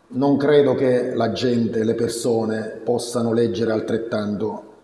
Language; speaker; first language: Italian; native; Italian